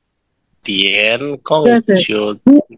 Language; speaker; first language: Chinese; non-native, learner; Bangla